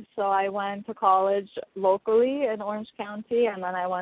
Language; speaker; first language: English; non-native, fluent; Persian